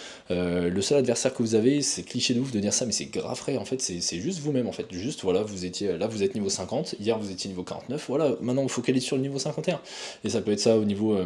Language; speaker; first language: French; native; French